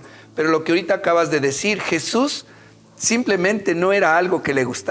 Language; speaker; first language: Spanish; native; Spanish